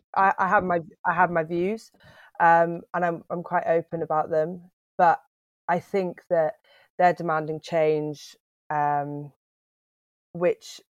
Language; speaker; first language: English; native; English